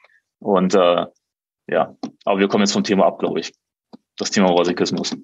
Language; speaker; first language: German; native; German